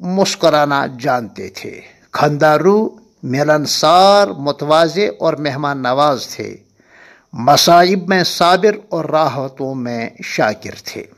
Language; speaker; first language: Urdu; non-native, local second language; Kashmiri